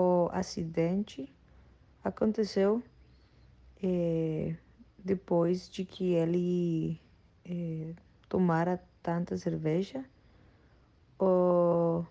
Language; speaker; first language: Portuguese; non-native, learner; Spanish